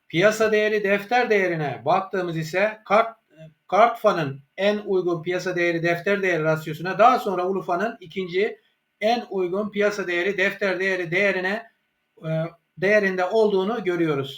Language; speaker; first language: Turkish; native; Turkish